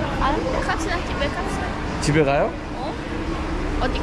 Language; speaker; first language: Korean; non-native, learner; Vietnamese